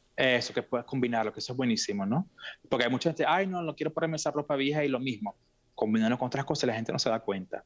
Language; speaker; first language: Spanish; native; Spanish